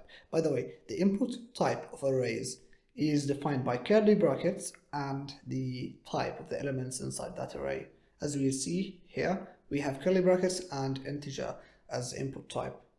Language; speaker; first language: English; non-native, fluent; Arabic